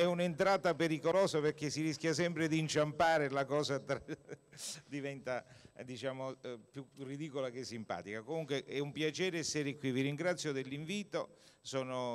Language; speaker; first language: Italian; native; Italian